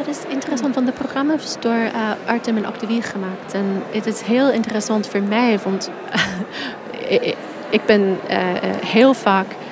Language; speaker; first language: Dutch; non-native, fluent; English